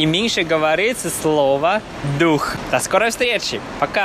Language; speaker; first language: Russian; non-native, fluent; Chinese